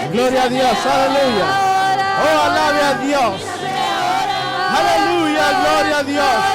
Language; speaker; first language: Spanish; native; Spanish